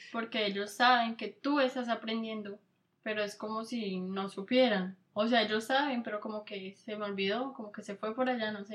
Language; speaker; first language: Spanish; native; Spanish